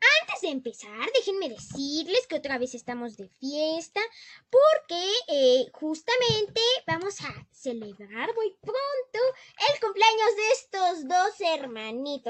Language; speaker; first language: Spanish; native; Spanish